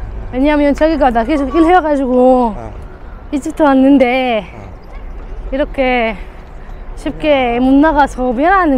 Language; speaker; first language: Korean; non-native, fluent; Arabic